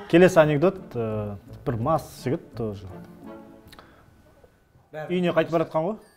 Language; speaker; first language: Kazakh; native; Kazakh